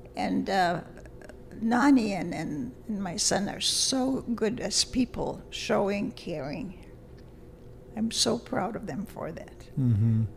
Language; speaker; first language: English; early bilingual, other home language; Lithuanian